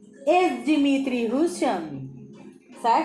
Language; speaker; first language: English; non-native, learner; Portuguese